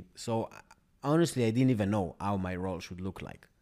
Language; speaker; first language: English; non-native, fluent; Hebrew